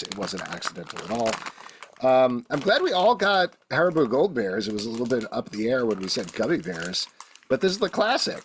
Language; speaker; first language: English; native; English